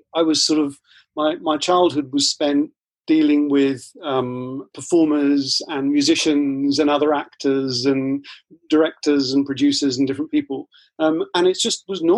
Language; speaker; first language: English; native; English